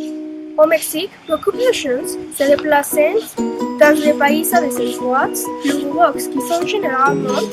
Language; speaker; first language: French; non-native, learner; Spanish